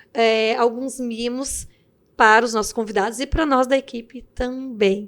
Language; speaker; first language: Portuguese; native; Portuguese